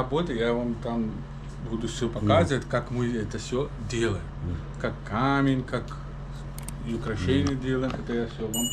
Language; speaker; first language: Russian; non-native, learner; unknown